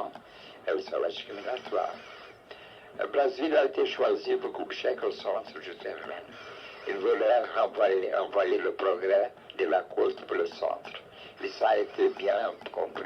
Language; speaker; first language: French; non-native, fluent; Portuguese